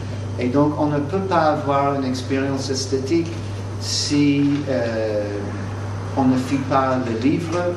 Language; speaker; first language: French; non-native, fluent; English